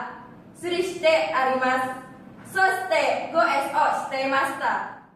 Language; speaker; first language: Japanese; non-native, learner; Indonesian